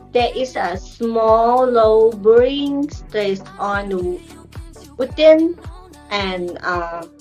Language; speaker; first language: English; non-native, learner; Thai